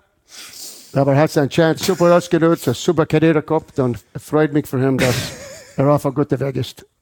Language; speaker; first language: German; non-native, fluent; English